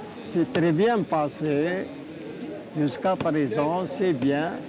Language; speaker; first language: French; non-native, local second language; Arabic